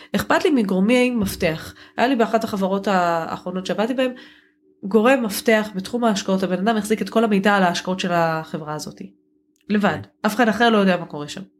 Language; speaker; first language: Hebrew; native; Hebrew